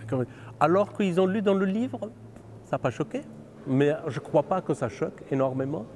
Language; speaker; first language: French; non-native, fluent; Persian